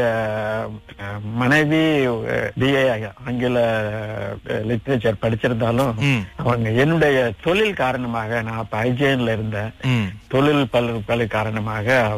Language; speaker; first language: Tamil; native; Tamil